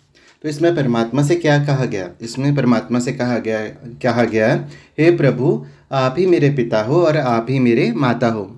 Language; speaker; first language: Hindi; non-native, local second language; Punjabi